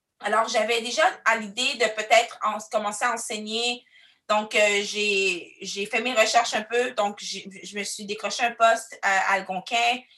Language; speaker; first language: French; early bilingual, other home language; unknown